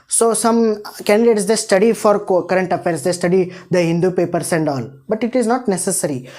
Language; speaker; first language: English; non-native, local second language; Kannada